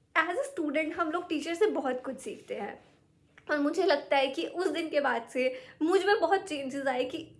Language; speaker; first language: Hindi; native; Hindi